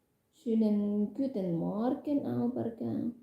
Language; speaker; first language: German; non-native, learner; Indonesian